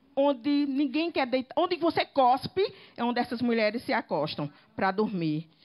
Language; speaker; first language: Portuguese; native; Portuguese